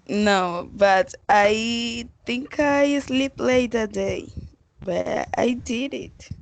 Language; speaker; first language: English; non-native, learner; Spanish